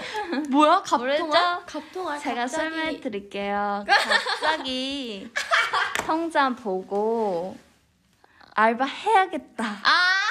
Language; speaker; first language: Korean; non-native, fluent; Cantonese